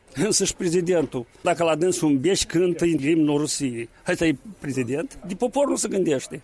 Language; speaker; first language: Romanian; native; Romanian